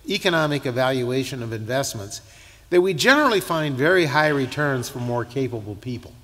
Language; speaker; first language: English; native; English